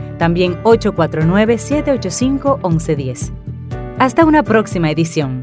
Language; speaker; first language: Spanish; native; Spanish